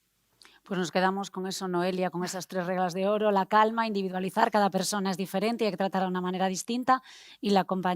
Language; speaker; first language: Spanish; native; Spanish